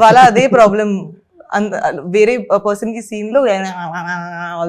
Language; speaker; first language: Telugu; non-native, learner; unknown